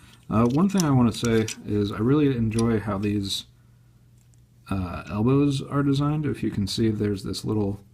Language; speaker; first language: English; native; English